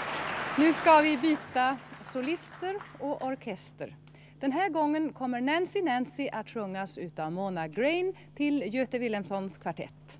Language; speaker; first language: Swedish; native; Swedish